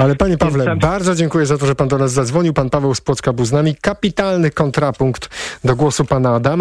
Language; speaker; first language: Polish; native; Polish